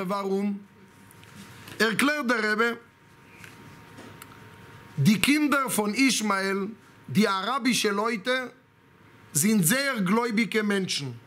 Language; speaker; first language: German; non-native, fluent; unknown